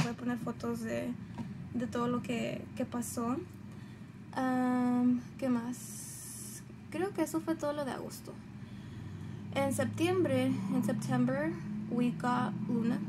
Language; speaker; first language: Spanish; early bilingual, heritage; Spanish